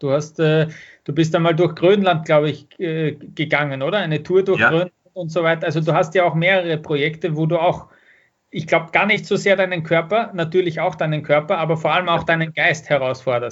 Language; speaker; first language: German; native; German